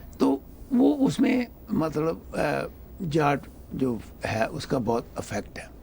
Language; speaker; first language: Urdu; non-native, local second language; Punjabi